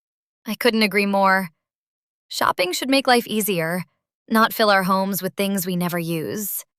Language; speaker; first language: English; native; English